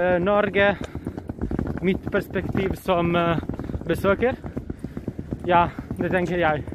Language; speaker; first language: Norwegian; non-native, learner; Italian